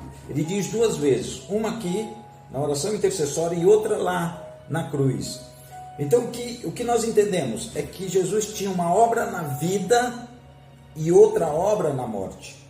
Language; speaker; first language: Portuguese; native; Portuguese